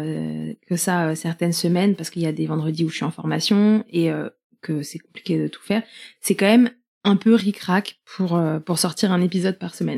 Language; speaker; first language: French; native; French